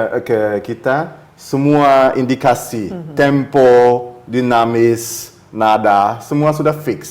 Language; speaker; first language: Indonesian; early bilingual, heritage; German